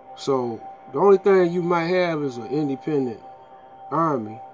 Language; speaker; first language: English; native; English